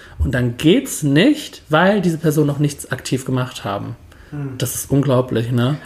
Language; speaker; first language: German; early bilingual, other home language; Turkish